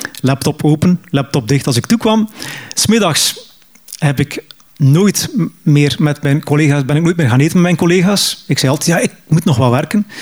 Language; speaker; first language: Dutch; native; Dutch